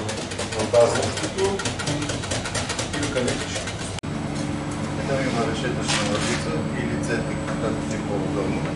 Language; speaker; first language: Bulgarian; native; Bulgarian